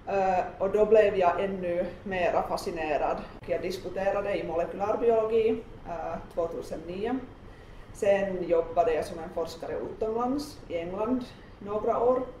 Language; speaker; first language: Swedish; non-native, local second language; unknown